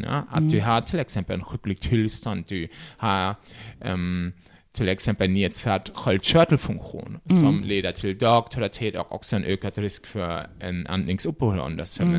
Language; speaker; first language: Swedish; non-native, fluent; German